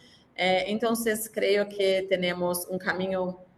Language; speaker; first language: Spanish; non-native, learner; Portuguese